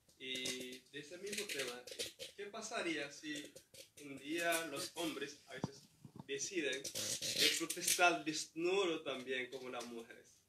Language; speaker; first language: Spanish; non-native, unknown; Haitian Creole